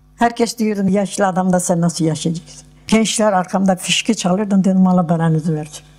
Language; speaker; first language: Turkish; non-native, local second language; Kurdish